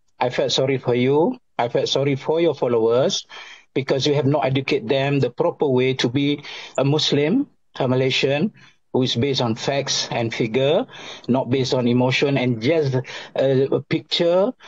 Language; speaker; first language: English; non-native, local second language; Malay